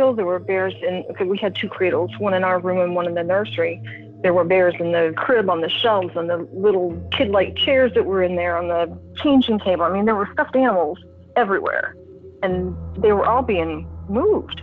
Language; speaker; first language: English; native; English